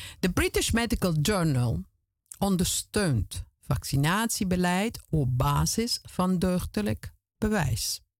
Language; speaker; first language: Dutch; non-native, fluent; Italian